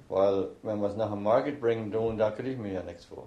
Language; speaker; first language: German; early bilingual, heritage; German